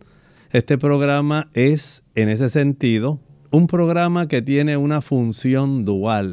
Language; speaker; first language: Spanish; native; Spanish